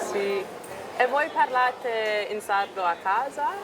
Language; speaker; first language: Italian; non-native, learner; English